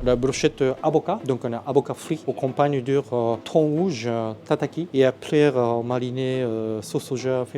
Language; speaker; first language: French; non-native, learner; Japanese